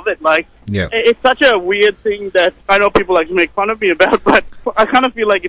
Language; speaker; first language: English; non-native, local second language; Sinhala